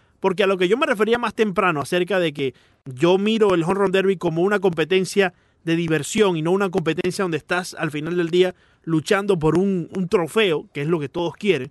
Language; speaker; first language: Spanish; native; Spanish